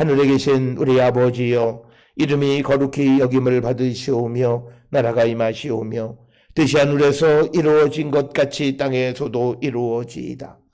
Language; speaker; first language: Korean; native; Korean